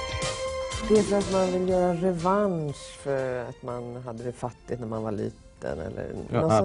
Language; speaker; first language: Swedish; native; Swedish